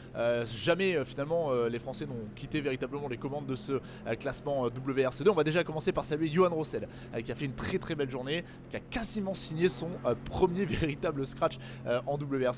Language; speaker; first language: French; native; French